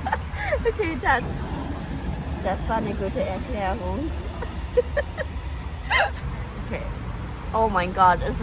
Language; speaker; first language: German; non-native, learner; Japanese